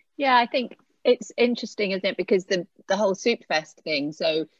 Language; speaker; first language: English; native; English